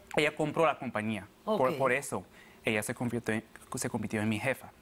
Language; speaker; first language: Spanish; early bilingual, other home language; Arabic